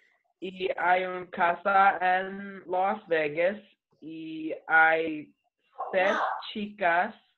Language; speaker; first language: Spanish; non-native, learner; English